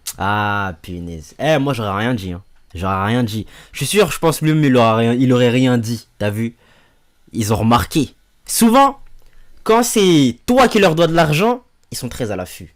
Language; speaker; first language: French; native; French